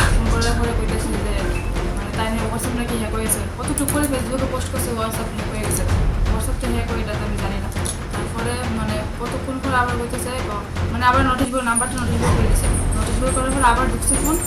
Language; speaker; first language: Bangla; native; Bangla